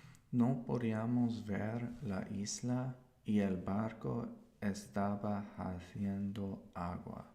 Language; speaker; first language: Spanish; non-native, learner; English